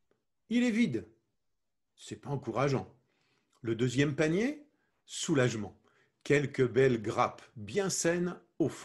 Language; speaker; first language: French; native; French